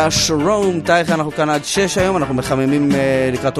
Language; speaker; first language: Hebrew; native; Hebrew